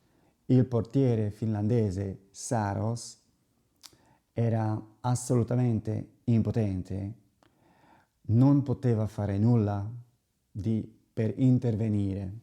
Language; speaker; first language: Italian; non-native, fluent; Slovak